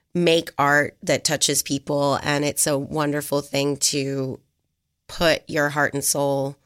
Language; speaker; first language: English; native; English